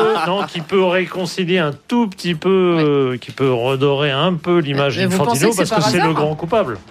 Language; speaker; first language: French; native; French